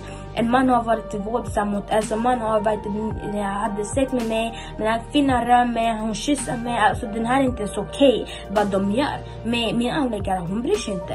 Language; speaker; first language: Swedish; early bilingual, other home language; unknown